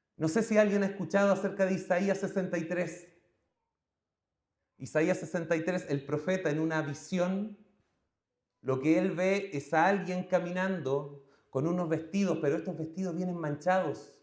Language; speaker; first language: Spanish; native; Spanish